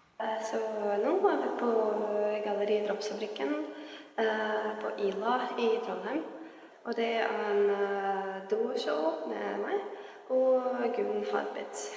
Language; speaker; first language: Norwegian; non-native, learner; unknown